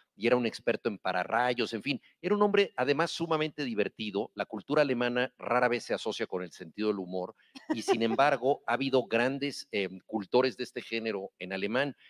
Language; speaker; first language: Spanish; native; Spanish